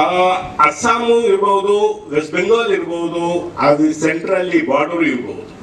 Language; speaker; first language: Kannada; non-native, learner; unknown